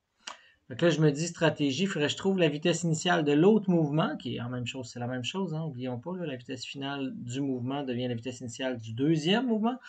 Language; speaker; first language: French; native; French